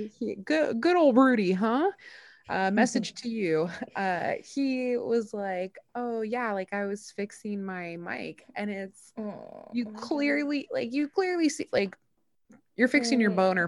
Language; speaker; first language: English; early bilingual, other home language; Spanish